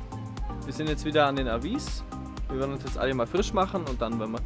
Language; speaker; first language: German; native; German